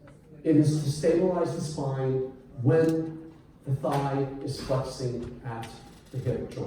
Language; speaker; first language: English; native; English